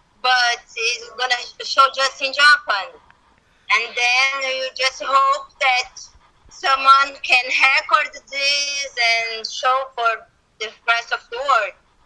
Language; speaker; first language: English; non-native, fluent; Portuguese